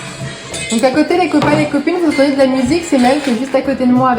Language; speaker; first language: French; native; French